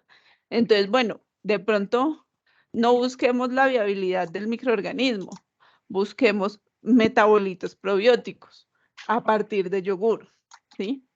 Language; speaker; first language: Spanish; native; Spanish